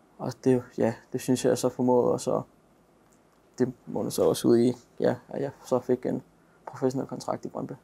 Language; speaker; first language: Danish; native; Danish